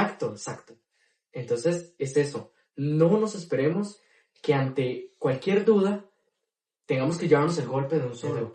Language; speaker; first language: Spanish; native; Spanish